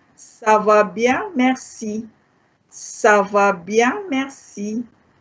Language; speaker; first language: French; non-native, fluent; Malay